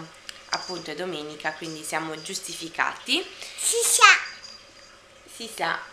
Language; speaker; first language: Italian; native; Italian